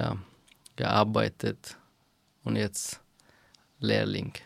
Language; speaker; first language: German; non-native, fluent; Persian